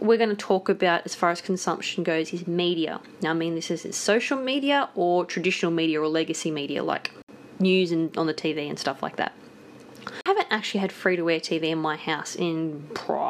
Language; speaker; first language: English; native; English